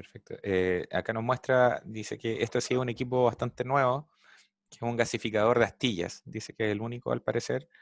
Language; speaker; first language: Spanish; native; Spanish